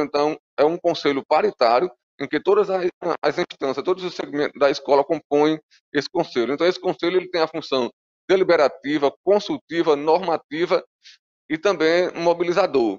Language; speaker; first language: Portuguese; native; Portuguese